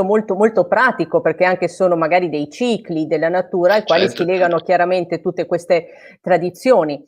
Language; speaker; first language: Italian; native; Italian